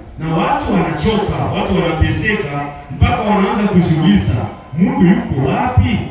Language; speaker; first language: Swahili; non-native, local second language; Nande